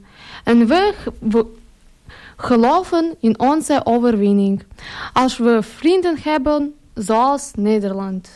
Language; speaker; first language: Dutch; non-native, learner; Ukrainian